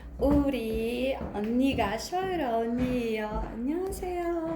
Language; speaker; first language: Korean; non-native, learner; Uzbek